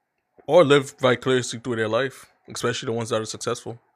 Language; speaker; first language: English; native; English